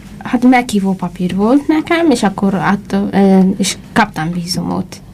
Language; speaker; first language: Hungarian; non-native, learner; Amharic